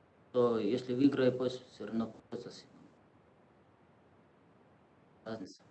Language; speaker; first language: Russian; non-native, local second language; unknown